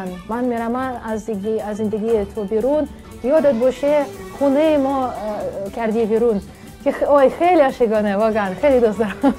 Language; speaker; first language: Persian; non-native, fluent; Russian